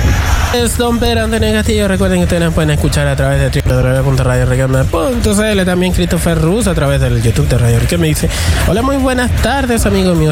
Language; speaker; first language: Spanish; native; Spanish